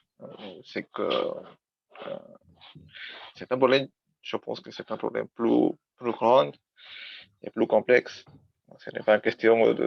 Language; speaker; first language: French; non-native, learner; Spanish